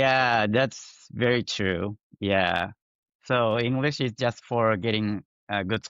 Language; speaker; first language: English; non-native, fluent; Japanese